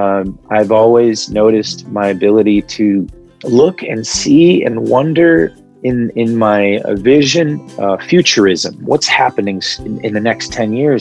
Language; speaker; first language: English; early bilingual, other home language; Arabic